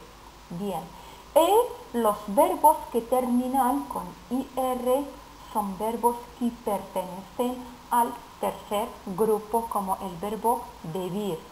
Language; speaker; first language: Spanish; non-native, fluent; Arabic